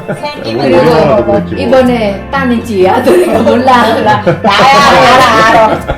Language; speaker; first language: Korean; non-native, learner; Vietnamese